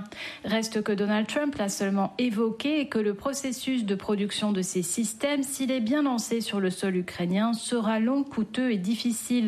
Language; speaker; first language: French; native; French